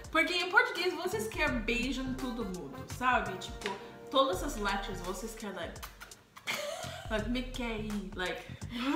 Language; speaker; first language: Portuguese; non-native, fluent; English